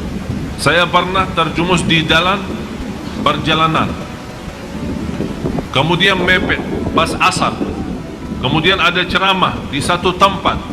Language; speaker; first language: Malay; non-native, fluent; Arabic